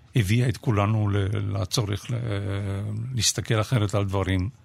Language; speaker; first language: Hebrew; non-native, fluent; Romanian